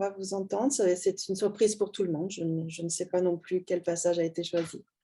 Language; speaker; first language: French; native; French